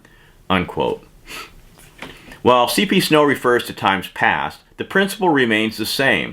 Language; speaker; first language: English; native; English